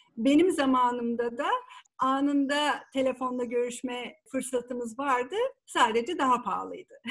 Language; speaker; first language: Turkish; native; Turkish